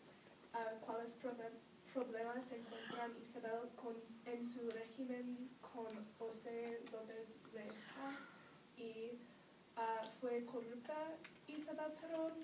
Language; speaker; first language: Spanish; non-native, learner; English